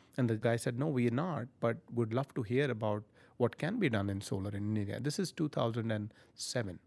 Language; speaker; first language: English; non-native, local second language; Punjabi